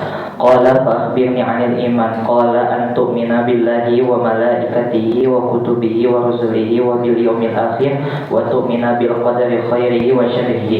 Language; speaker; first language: Arabic; non-native, learner; Indonesian